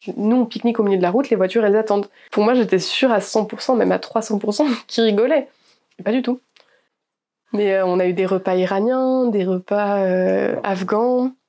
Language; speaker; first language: French; native; French